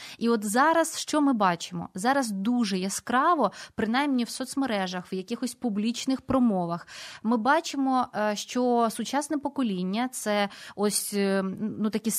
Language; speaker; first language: Ukrainian; native; Ukrainian